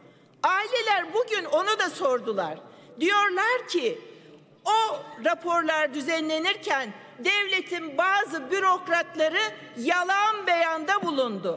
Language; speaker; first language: Turkish; native; Turkish